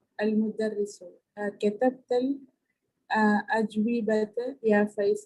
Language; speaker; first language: Arabic; non-native, learner; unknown